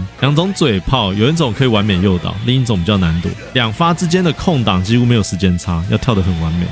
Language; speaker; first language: Chinese; native; Chinese